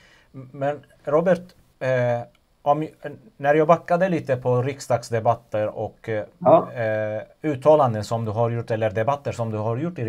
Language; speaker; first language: Swedish; non-native, fluent; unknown